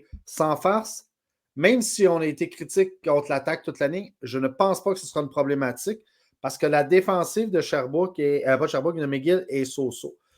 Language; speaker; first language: French; native; French